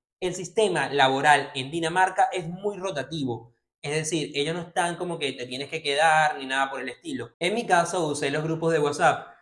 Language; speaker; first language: Spanish; native; Spanish